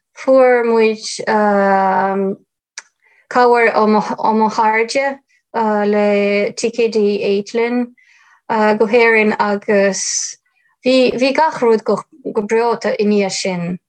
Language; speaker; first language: Irish; non-native, fluent; Ukrainian